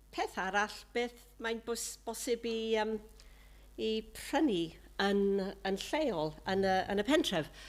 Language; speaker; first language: Welsh; non-native, local second language; English